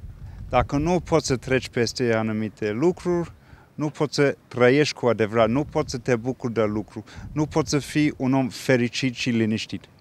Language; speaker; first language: Romanian; early bilingual, heritage; English